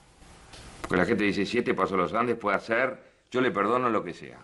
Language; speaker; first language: Spanish; native; Spanish